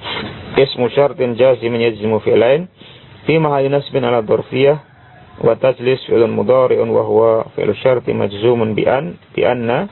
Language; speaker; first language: Arabic; non-native, fluent; Indonesian